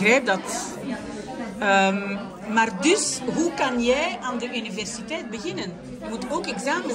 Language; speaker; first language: Dutch; non-native, fluent; French